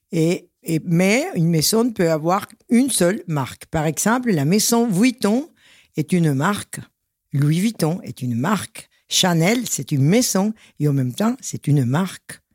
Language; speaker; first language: French; non-native, fluent; Spanish